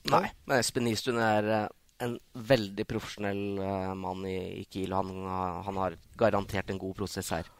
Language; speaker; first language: Norwegian; native; Norwegian